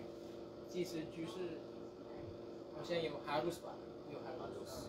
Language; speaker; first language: Chinese; non-native, learner; Indonesian